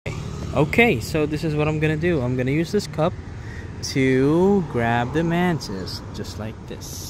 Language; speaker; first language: English; non-native, local second language; Filipino